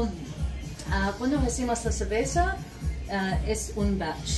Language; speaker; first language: Spanish; non-native, learner; English